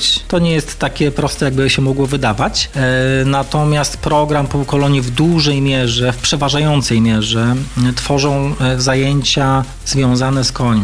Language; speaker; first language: Polish; native; Polish